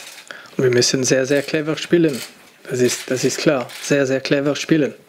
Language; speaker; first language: German; non-native, fluent; French